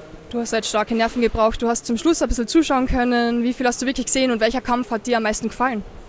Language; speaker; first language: German; native; German